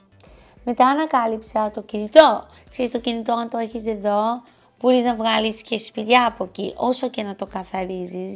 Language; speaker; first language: Greek; early bilingual, heritage; English